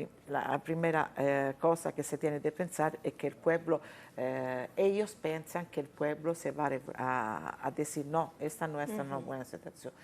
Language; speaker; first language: Spanish; non-native, fluent; Italian